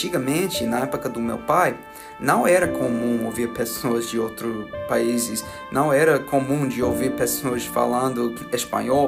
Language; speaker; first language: Portuguese; non-native, fluent; English